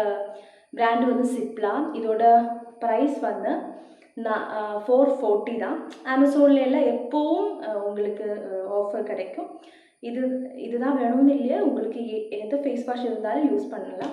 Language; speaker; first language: Tamil; non-native, learner; Malayalam